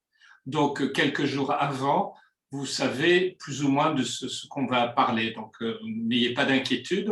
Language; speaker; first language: French; native; French